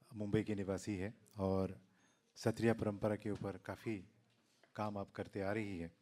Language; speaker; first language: Hindi; non-native, local second language; Assamese